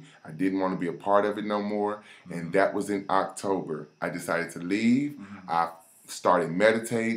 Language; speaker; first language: English; native; English